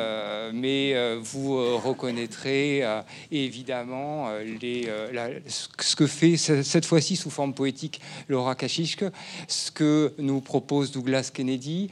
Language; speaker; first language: French; native; French